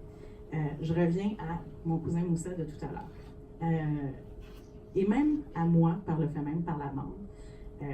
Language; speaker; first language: French; native; French